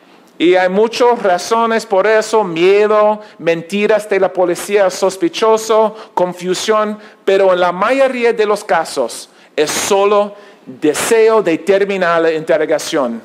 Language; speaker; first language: Spanish; non-native, learner; English